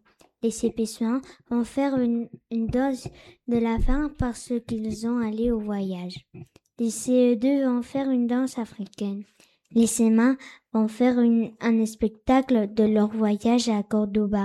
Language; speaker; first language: French; non-native, learner; Spanish